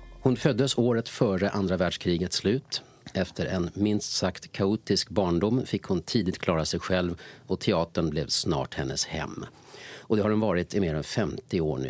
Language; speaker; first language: Swedish; native; Swedish